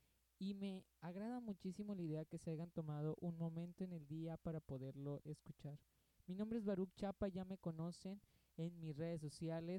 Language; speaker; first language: Spanish; native; Spanish